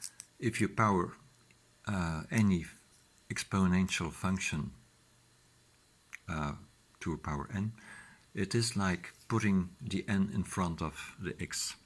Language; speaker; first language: English; non-native, fluent; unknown